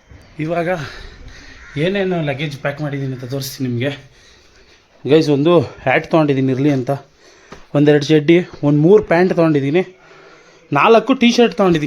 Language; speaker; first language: Kannada; native; Kannada